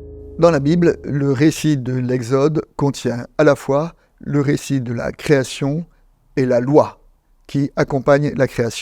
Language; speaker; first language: French; native; French